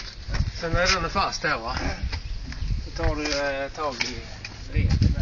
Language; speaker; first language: Swedish; native; Swedish